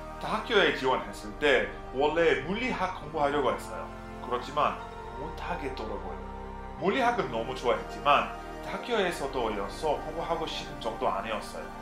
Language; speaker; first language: Korean; non-native, fluent; English